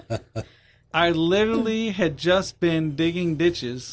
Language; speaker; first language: English; native; English